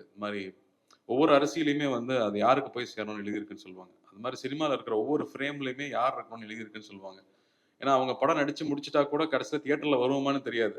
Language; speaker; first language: Tamil; native; Tamil